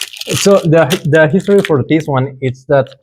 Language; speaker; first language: English; non-native, learner; Spanish